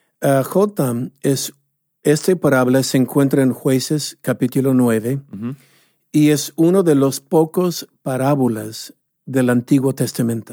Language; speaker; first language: Spanish; non-native, fluent; English